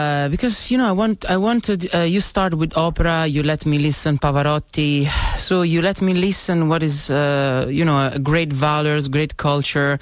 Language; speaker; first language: English; non-native, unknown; Italian